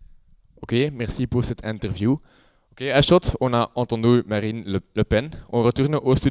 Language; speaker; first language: French; non-native, local second language; Dutch